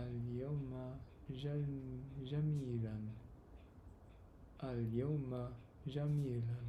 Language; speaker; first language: Arabic; non-native, learner; English